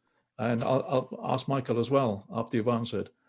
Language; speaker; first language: English; native; English